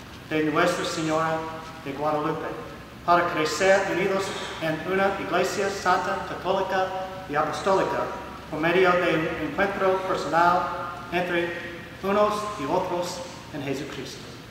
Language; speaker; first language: Spanish; non-native, learner; English